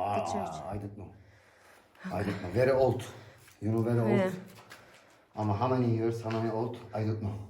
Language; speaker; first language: English; non-native, learner; Turkish